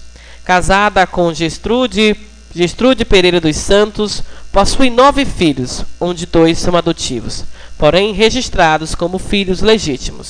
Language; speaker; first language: Portuguese; native; Portuguese